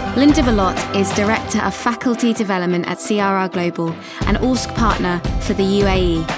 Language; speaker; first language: English; native; English